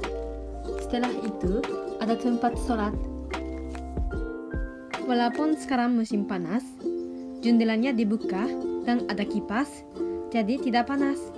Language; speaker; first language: Indonesian; non-native, fluent; Japanese